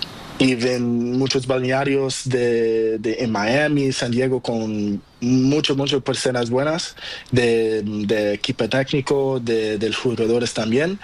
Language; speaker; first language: Spanish; non-native, learner; Portuguese